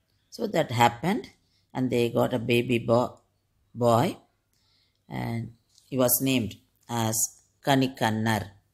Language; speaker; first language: English; non-native, local second language; Tamil